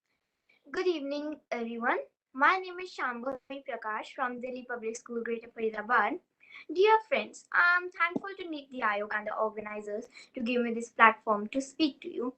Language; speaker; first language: English; non-native, local second language; Hindi